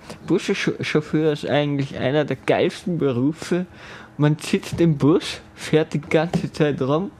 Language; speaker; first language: German; native; German